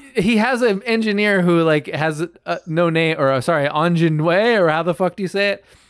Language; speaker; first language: English; native; English